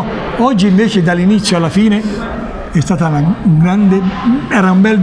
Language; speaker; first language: Italian; native; Italian